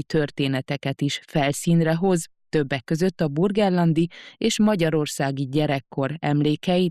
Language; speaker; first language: Hungarian; native; Hungarian